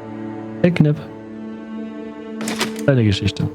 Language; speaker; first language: German; native; German